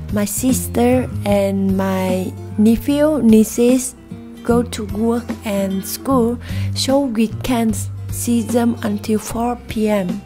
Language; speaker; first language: English; non-native, learner; Vietnamese